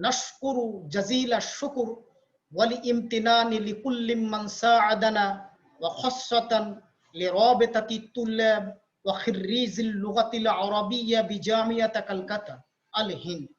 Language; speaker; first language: Arabic; non-native, fluent; Bangla